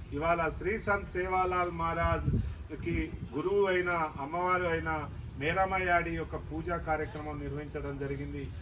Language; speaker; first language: Telugu; non-native, local second language; Lambadi